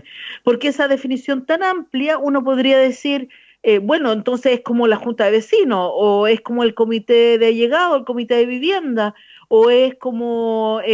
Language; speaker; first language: Spanish; native; Spanish